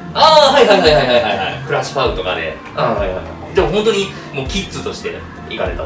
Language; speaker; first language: Japanese; native; Japanese